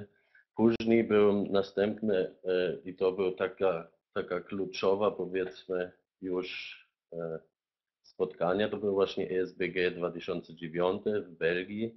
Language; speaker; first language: Polish; non-native, fluent; German